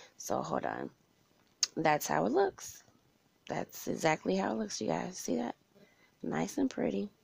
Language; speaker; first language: English; native; English